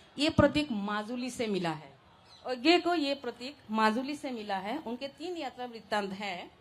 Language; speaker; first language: Hindi; non-native, local second language; Assamese